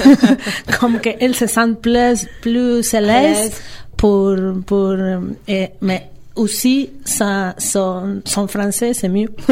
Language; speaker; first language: French; non-native, fluent; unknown